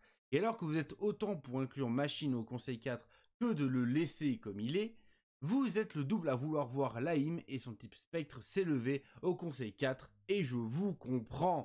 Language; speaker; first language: French; native; French